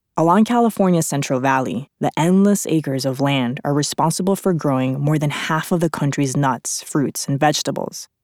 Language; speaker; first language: English; non-native, fluent; Spanish